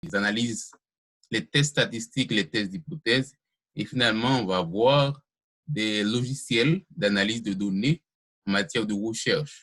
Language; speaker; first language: French; non-native, local second language; Haitian Creole